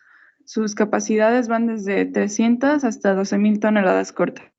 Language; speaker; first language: Spanish; native; Spanish